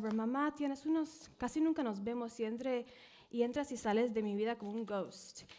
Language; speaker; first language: Spanish; early bilingual, heritage; Spanish